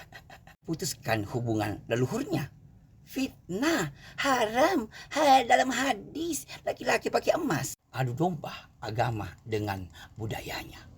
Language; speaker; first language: Indonesian; non-native, local second language; Buginese